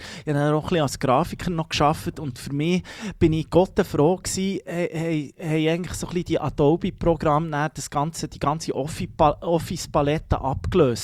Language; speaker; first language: German; native; German